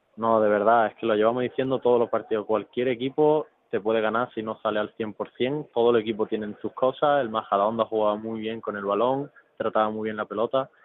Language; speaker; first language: Spanish; early bilingual, other home language; English